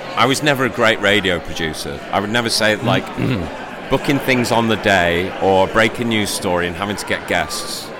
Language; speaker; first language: English; native; English